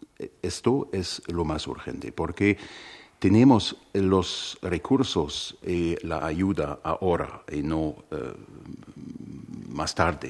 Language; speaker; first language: Spanish; non-native, fluent; German